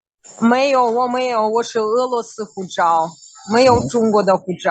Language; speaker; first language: Chinese; non-native, fluent; Russian